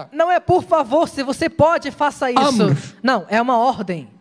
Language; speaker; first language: Portuguese; non-native, fluent; Arabic